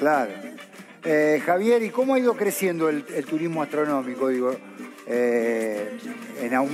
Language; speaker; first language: Spanish; native; Spanish